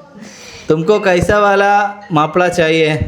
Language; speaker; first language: Hindi; non-native, local second language; Malayalam